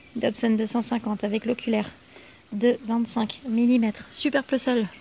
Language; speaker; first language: French; native; French